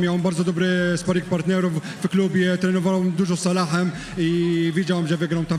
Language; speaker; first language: Polish; non-native, fluent; French